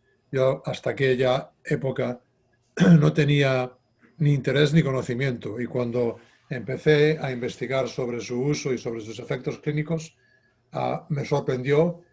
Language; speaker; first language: Spanish; native; Spanish